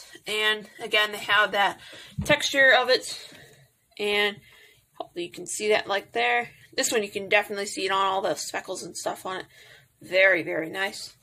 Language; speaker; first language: English; native; English